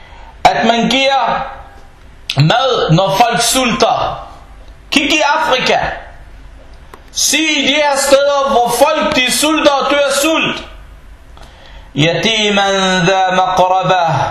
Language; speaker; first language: Danish; non-native, fluent; Arabic